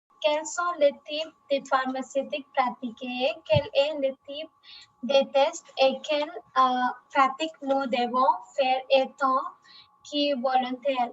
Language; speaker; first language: French; non-native, learner; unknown